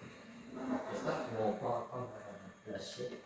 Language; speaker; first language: French; native; French